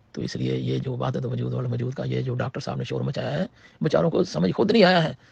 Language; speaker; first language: Urdu; non-native, local second language; Punjabi